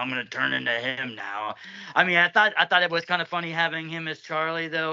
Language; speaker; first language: English; native; English